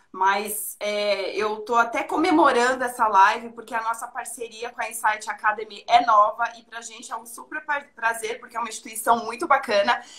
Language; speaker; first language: Portuguese; native; Portuguese